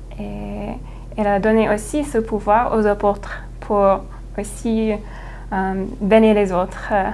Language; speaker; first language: French; non-native, fluent; English